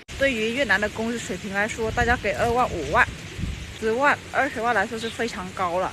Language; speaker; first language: Chinese; non-native, fluent; Vietnamese